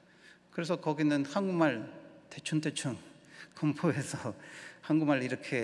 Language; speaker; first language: Korean; non-native, learner; Spanish